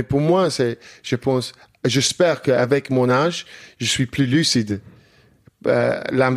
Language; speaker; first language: French; non-native, fluent; English